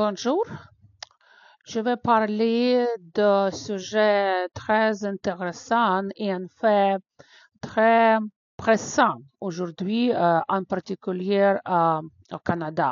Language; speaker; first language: French; non-native, fluent; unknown